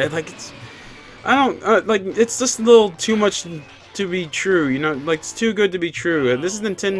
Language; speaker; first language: English; native; English